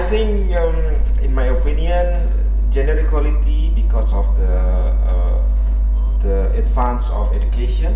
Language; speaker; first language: English; non-native, learner; Indonesian